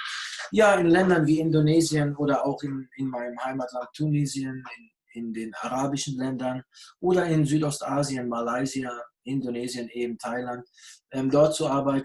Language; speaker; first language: German; early bilingual, other home language; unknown